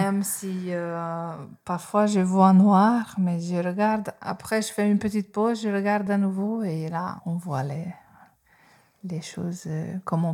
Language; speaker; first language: French; non-native, fluent; Hungarian